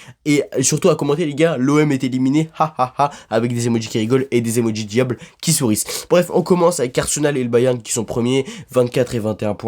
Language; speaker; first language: French; native; French